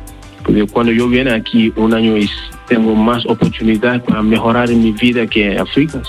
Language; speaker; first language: Spanish; non-native, learner; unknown